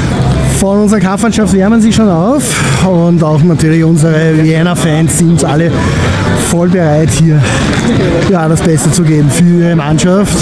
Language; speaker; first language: German; native; German